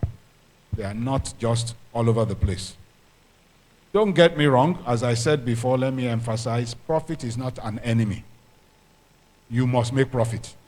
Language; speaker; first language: English; non-native, local second language; Yoruba